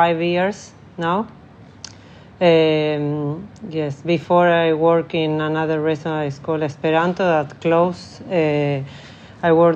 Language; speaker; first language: English; non-native, learner; Spanish